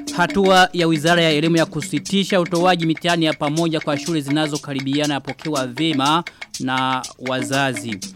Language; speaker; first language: Swahili; non-native, local second language; Rundi